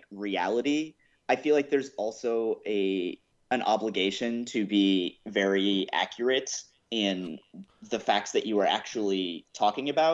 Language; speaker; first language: English; native; English